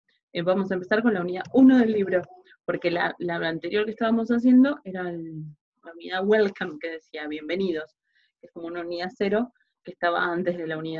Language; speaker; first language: Spanish; native; Spanish